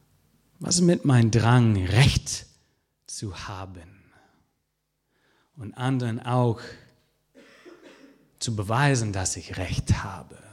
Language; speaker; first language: German; non-native, fluent; English